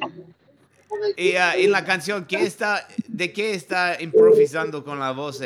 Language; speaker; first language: Spanish; non-native, learner; English